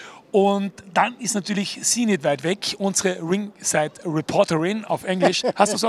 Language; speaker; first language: German; native; German